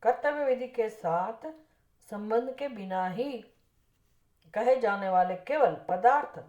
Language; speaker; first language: Hindi; non-native, local second language; Gujarati